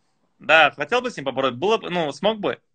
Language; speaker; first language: Russian; native; Russian